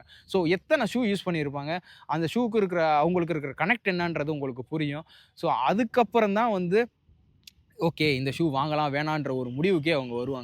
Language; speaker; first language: Tamil; native; Tamil